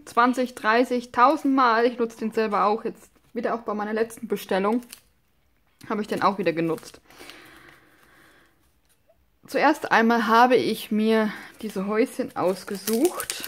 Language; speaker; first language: German; non-native, fluent; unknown